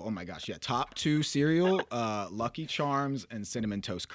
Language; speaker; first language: English; native; English